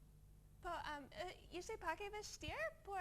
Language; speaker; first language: Albanian; non-native, learner; English